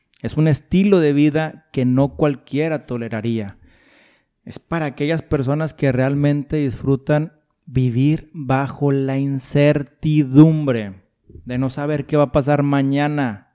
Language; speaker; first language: Spanish; native; Spanish